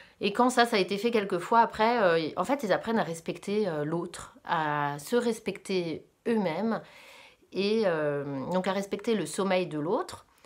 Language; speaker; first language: French; native; French